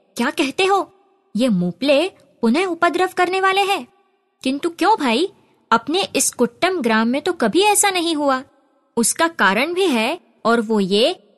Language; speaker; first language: Hindi; non-native, local second language; Marathi